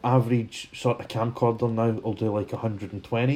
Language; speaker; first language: English; native; English